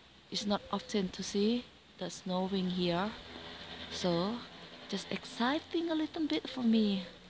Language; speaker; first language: English; non-native, learner; Thai